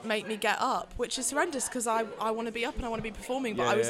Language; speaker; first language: English; native; English